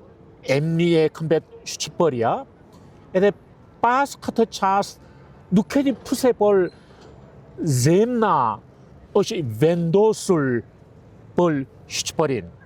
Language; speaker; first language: Albanian; non-native, learner; Korean